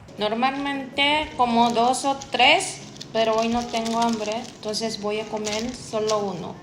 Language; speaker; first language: Spanish; non-native, learner; Japanese